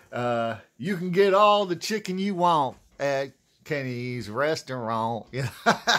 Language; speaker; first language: English; native; English